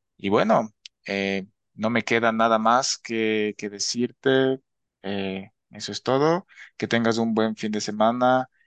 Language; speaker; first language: Spanish; native; Spanish